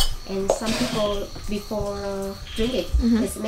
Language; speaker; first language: English; non-native, learner; Vietnamese